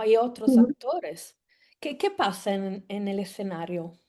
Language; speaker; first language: Spanish; non-native, fluent; Italian